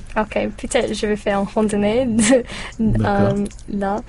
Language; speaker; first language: French; non-native, learner; English